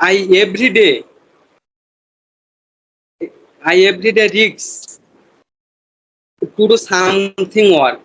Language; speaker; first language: English; non-native, learner; Bangla